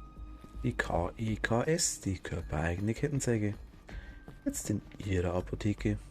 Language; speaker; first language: German; native; German